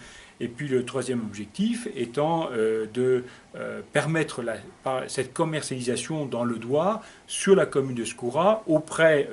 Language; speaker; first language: French; native; French